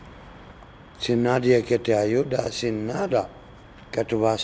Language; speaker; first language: Spanish; non-native, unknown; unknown